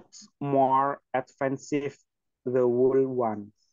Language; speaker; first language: English; non-native, learner; Indonesian